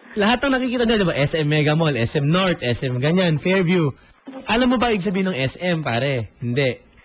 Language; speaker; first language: Filipino; native; Filipino